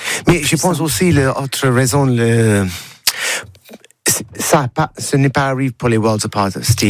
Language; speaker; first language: French; non-native, learner; English